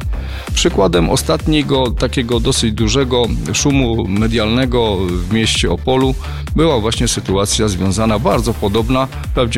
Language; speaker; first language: Polish; native; Polish